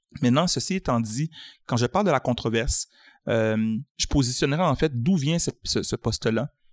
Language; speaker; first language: French; native; French